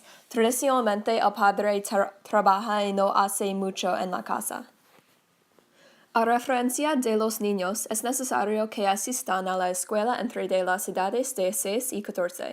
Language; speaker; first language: Spanish; non-native, learner; English